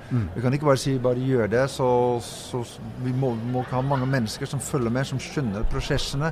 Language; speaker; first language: Norwegian; non-native, fluent; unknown